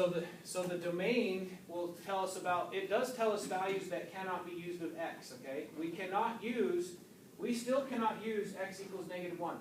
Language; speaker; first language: English; native; English